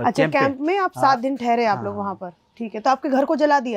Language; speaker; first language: Hindi; native; Hindi